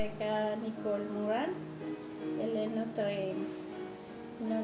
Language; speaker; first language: French; non-native, learner; Spanish